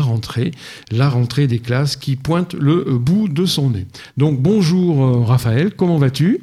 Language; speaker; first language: French; native; French